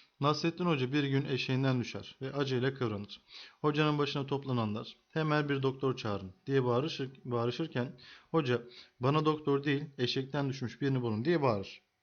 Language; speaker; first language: Turkish; native; Turkish